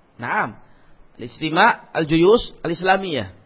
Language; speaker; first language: Arabic; non-native, fluent; Indonesian